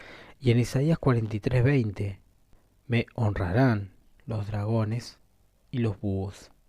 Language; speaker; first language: Spanish; native; Spanish